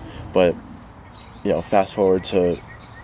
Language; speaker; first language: English; native; English